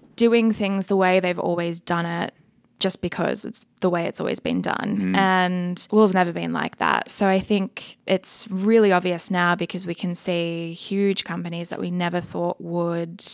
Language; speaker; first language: English; native; English